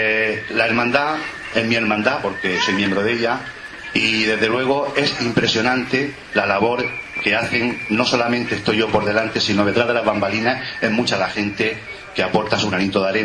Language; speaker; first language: Spanish; native; Spanish